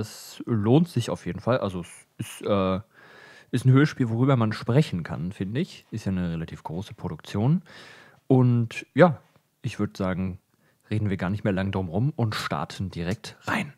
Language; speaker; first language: German; native; German